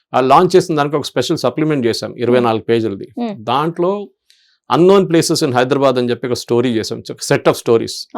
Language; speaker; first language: Telugu; non-native, local second language; Malayalam